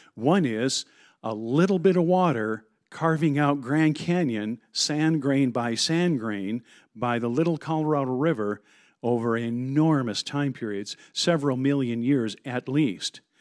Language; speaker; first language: English; native; English